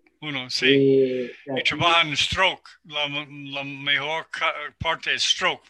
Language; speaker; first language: Spanish; non-native, learner; English